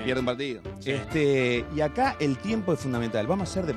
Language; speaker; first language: Spanish; native; Spanish